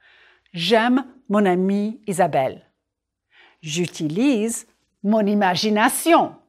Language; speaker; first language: French; non-native, fluent; English